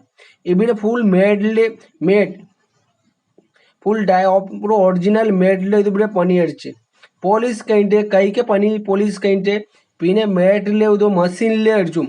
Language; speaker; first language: Malayalam; non-native, learner; Hindi